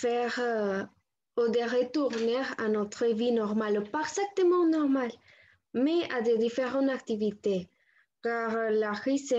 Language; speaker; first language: French; non-native, learner; Spanish